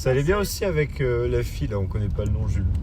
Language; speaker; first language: French; native; French